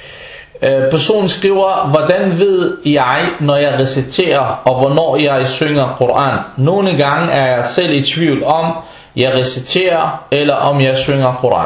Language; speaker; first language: Danish; non-native, fluent; Arabic